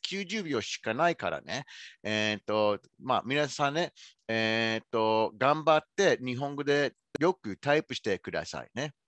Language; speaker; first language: Japanese; non-native, fluent; English